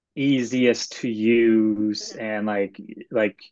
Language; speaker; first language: English; non-native, fluent; Swedish